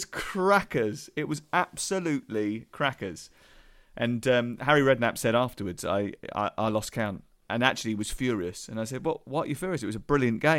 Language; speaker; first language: English; native; English